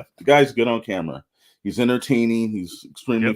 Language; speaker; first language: English; native; English